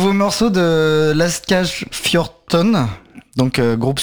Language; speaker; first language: French; native; French